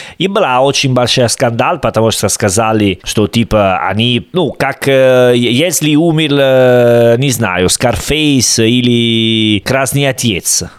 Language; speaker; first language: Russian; non-native, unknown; Italian